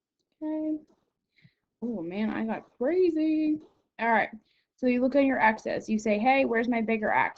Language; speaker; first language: English; native; English